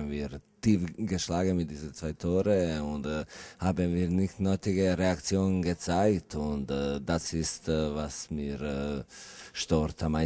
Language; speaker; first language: German; non-native, learner; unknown